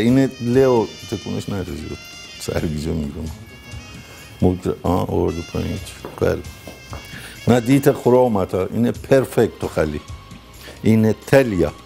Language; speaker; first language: Greek; non-native, learner; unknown